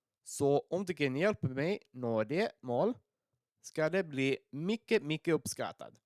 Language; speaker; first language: Swedish; non-native, learner; English